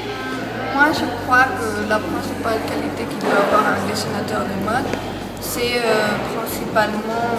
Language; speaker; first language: French; non-native, learner; Spanish